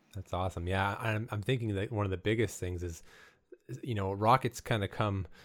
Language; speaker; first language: English; native; English